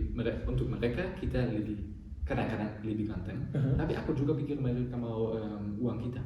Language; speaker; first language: Indonesian; non-native, learner; German